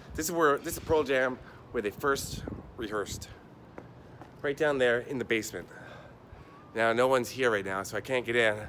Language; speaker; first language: English; native; English